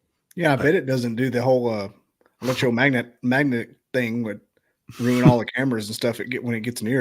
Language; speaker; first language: English; native; English